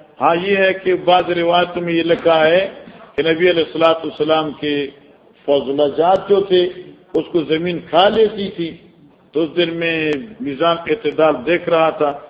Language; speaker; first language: Urdu; non-native, local second language; Northern Hindko